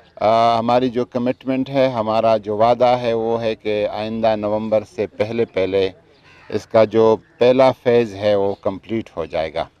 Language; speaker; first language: Urdu; non-native, local second language; Pashto